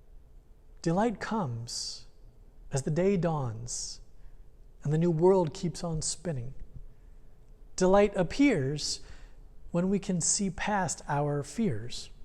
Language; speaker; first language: English; native; English